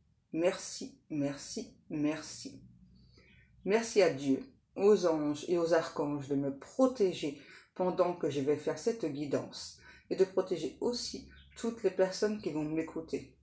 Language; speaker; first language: French; native; French